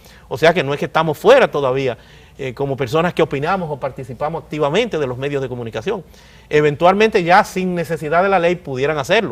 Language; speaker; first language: Spanish; native; Spanish